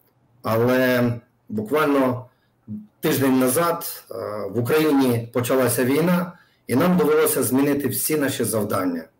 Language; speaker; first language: Ukrainian; native; Ukrainian